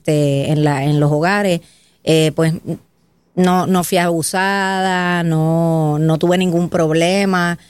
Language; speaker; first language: Spanish; native; Spanish